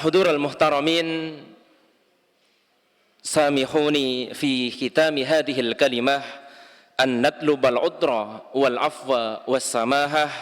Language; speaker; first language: Arabic; non-native, fluent; Indonesian